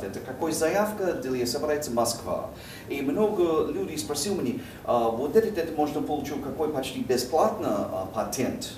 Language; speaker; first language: Russian; non-native, learner; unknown